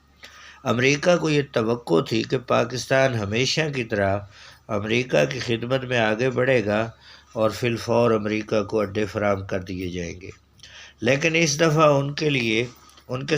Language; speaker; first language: Urdu; non-native, local second language; Saraiki